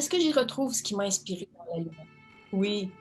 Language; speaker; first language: French; native; French